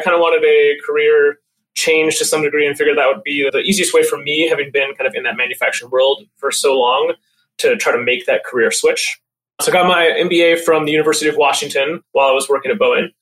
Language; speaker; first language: English; native; English